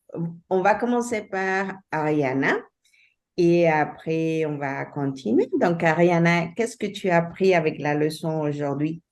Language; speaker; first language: French; non-native, fluent; Spanish